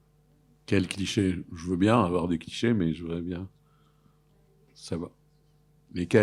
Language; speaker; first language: French; early bilingual, other home language; Arabic